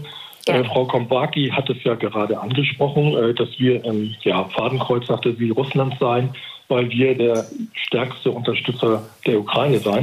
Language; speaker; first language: German; native; German